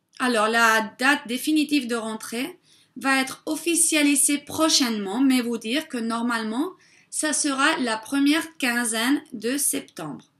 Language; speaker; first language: French; non-native, fluent; Spanish